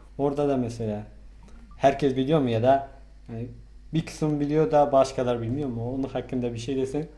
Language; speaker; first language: Turkish; non-native, fluent; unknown